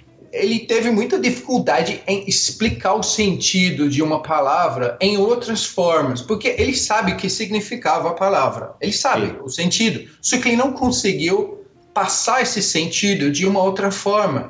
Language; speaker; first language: Portuguese; non-native, fluent; English